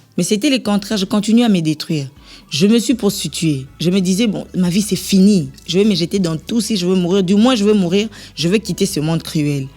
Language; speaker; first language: French; non-native, local second language; Lingala